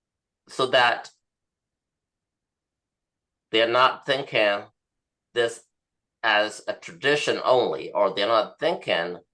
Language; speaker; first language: English; non-native, fluent; Burmese